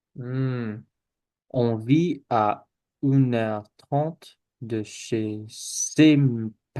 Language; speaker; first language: French; non-native, learner; English